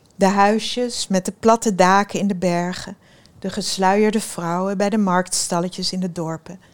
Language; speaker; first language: Dutch; early bilingual, other home language; Swedish